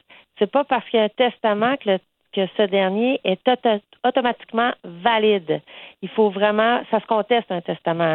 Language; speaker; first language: French; native; French